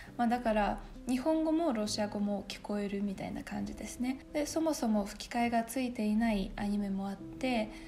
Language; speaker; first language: Japanese; non-native, fluent; Russian